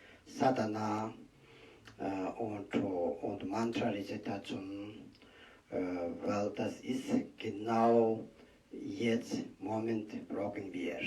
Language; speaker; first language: German; non-native, learner; Tibetan